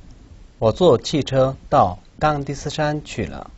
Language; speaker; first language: Chinese; non-native, local second language; Tibetan